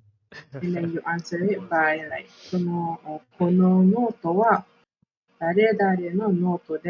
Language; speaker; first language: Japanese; non-native, learner; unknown